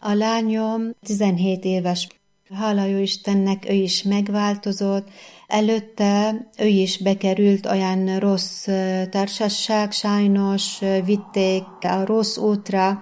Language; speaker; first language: Hungarian; non-native, fluent; Arabic